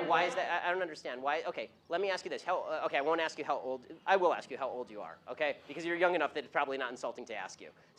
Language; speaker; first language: English; native; English